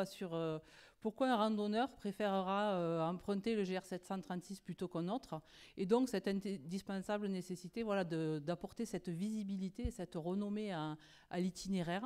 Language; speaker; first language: French; native; French